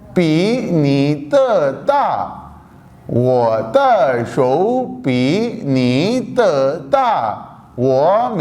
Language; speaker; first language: Chinese; non-native, fluent; Urdu